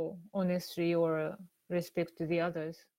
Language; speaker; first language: English; non-native, learner; Japanese